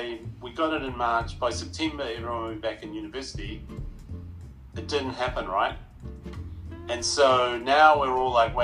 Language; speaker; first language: English; native; English